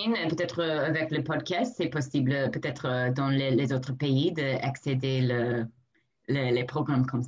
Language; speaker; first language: French; non-native, learner; English